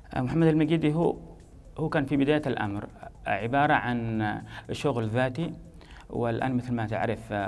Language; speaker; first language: Arabic; native; Arabic